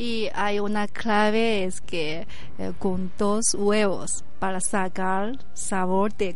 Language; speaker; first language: Spanish; non-native, learner; Chinese